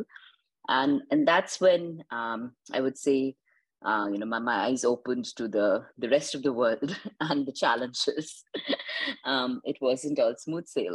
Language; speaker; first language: English; non-native, local second language; Hindi